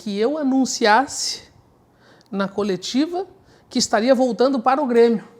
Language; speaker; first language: Portuguese; native; Portuguese